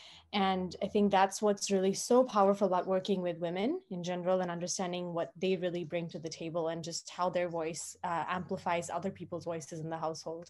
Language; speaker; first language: English; non-native, local second language; Hindi